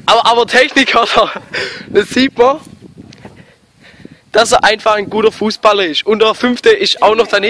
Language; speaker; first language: German; native; German